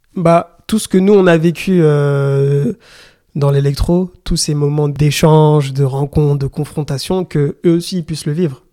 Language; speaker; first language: French; early bilingual, other home language; Lingala